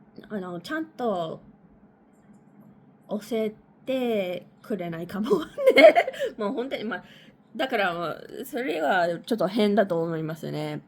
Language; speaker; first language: Japanese; non-native, learner; English